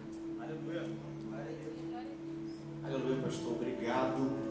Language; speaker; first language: Portuguese; native; Portuguese